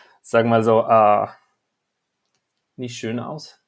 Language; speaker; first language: German; non-native, fluent; Albanian